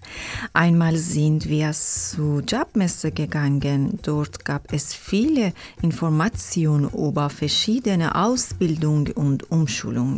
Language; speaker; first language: German; non-native, learner; Persian